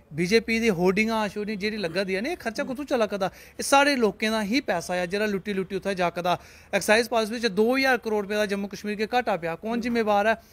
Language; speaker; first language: Punjabi; non-native, local second language; Dogri